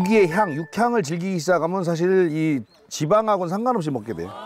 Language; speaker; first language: Korean; native; Korean